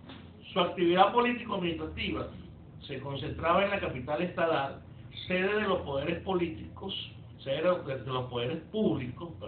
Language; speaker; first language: Spanish; native; Spanish